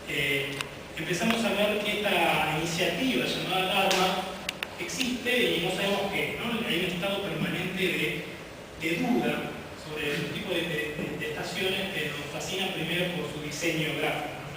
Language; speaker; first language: Spanish; native; Spanish